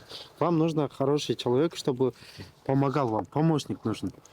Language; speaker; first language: Russian; non-native, local second language; Kyrgyz